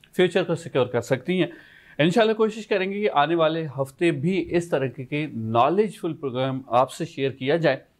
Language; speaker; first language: Urdu; non-native, local second language; Sindhi